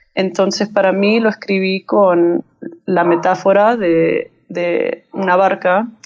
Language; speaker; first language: Spanish; early bilingual, heritage; English